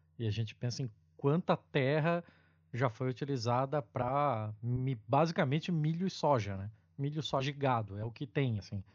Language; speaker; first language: Portuguese; native; Portuguese